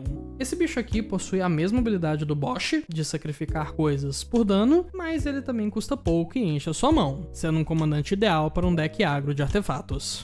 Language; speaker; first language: Portuguese; native; Portuguese